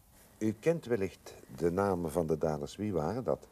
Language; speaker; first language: Dutch; native; Dutch